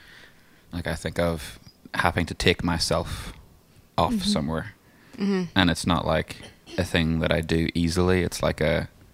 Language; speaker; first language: English; native; English